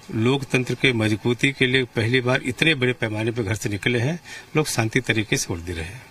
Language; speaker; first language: Hindi; native; Hindi